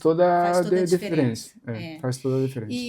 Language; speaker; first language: Portuguese; non-native, local second language; Arabic